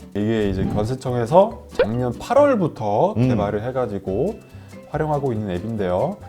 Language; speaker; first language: Korean; non-native, fluent; Finnish